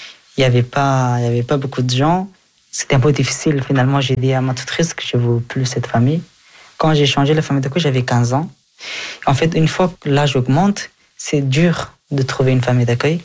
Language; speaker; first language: French; early bilingual, other home language; Persian